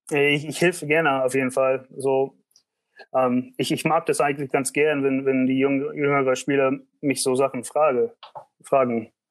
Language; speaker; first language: German; early bilingual, heritage; German